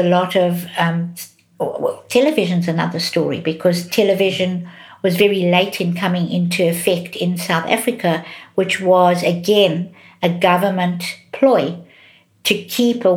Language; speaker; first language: English; native; English